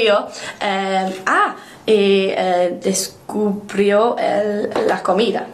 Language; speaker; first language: Spanish; non-native, learner; English